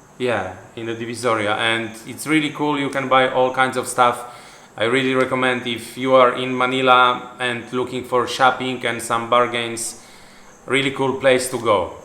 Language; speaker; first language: English; non-native, fluent; Polish